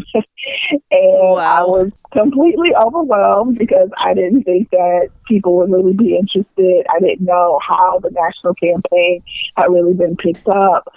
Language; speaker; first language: English; native; English